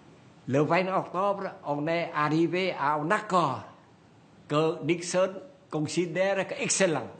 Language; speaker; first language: French; non-native, learner; Vietnamese